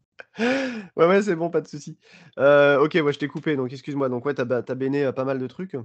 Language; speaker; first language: French; native; French